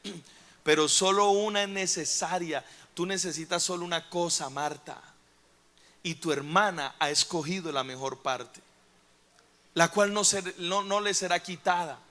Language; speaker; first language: Spanish; native; Spanish